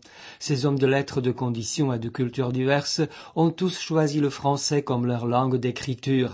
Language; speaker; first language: French; non-native, fluent; Czech